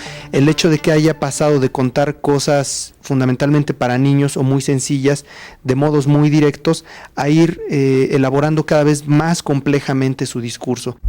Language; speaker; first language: Spanish; native; Spanish